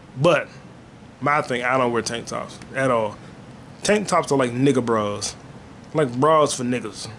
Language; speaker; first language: English; native; English